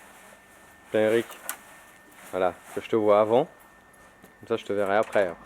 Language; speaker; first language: French; native; French